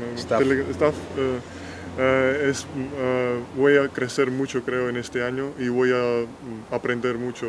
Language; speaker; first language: Spanish; non-native, fluent; Georgian